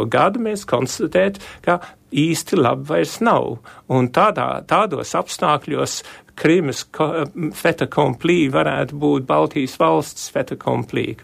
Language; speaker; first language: Latvian; early bilingual, heritage; Latvian